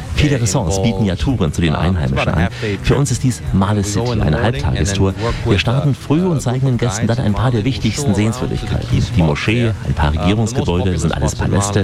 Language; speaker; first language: German; native; German